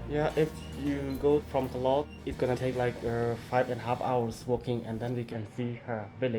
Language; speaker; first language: English; non-native, fluent; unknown